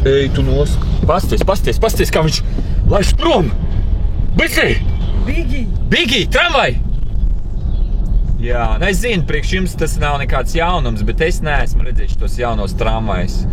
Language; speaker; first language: Latvian; native; Latvian